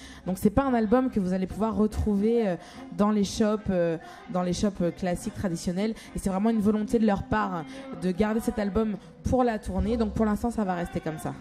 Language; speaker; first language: French; native; French